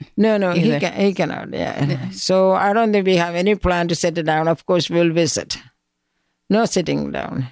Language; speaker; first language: English; non-native, local second language; Malayalam